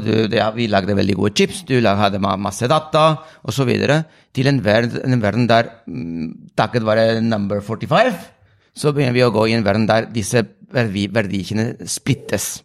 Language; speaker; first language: Norwegian; non-native, fluent; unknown